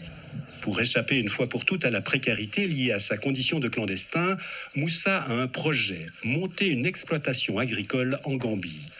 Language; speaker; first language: French; native; French